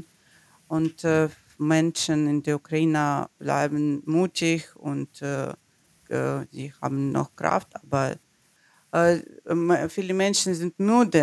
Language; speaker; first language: German; non-native, learner; Ukrainian